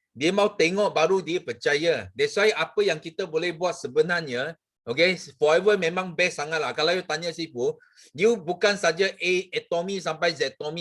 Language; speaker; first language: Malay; non-native, local second language; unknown